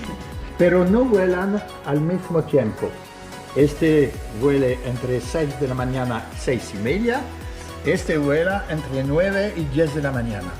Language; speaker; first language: Spanish; non-native, fluent; French